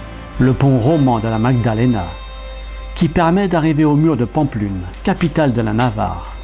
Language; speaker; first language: French; native; French